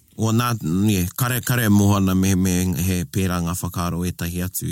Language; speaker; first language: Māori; non-native, local second language; English